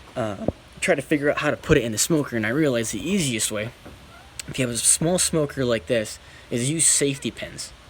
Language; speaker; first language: English; native; English